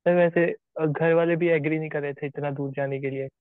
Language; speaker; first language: Hindi; native; Hindi